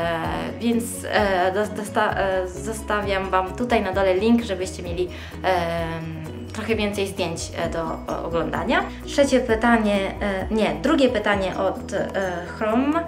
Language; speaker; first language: Polish; early bilingual, heritage; Polish